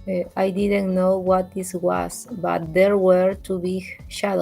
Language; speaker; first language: English; non-native, learner; Spanish